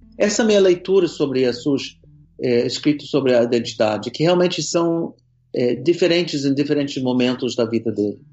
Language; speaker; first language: Portuguese; non-native, fluent; English